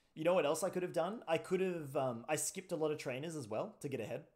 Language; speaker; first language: English; native; English